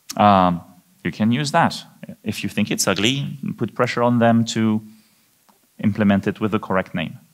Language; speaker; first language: English; non-native, fluent; French